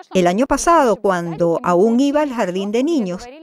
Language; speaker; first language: Spanish; non-native, fluent; Russian